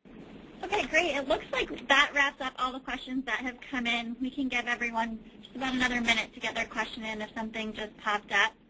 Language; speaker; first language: English; native; English